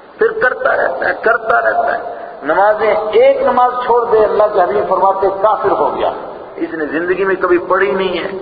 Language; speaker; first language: Urdu; non-native, local second language; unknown